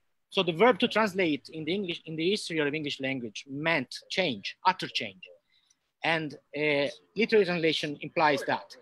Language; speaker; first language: English; non-native, fluent; Italian